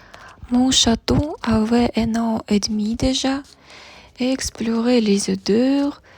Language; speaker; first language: French; non-native, learner; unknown